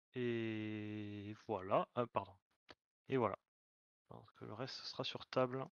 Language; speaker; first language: French; native; French